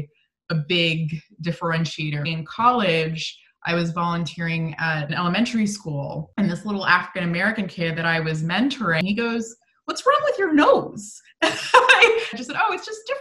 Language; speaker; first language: English; native; English